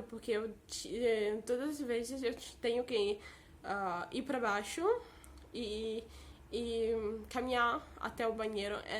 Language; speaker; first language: Portuguese; early bilingual, heritage; Portuguese